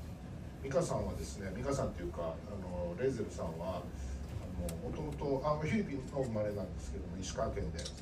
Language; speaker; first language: Japanese; native; Japanese